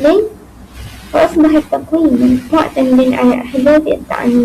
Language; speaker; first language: Arabic; non-native, learner; Malay